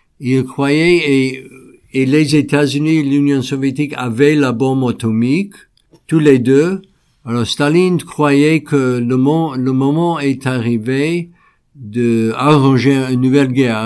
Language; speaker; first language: French; non-native, fluent; English